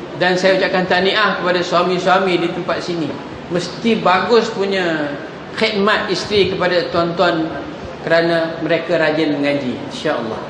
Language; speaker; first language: Malay; native; Malay